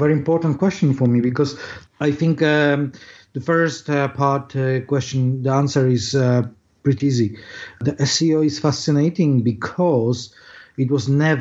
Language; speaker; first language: English; non-native, fluent; Polish